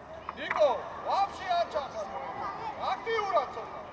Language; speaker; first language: Georgian; native; Georgian